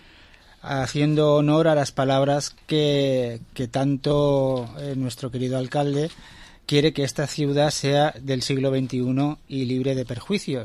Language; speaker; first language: Spanish; native; Spanish